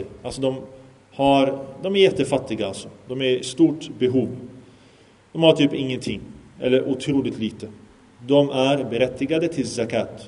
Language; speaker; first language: Swedish; early bilingual, other home language; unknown